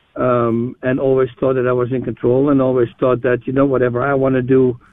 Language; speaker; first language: English; non-native, fluent; Dutch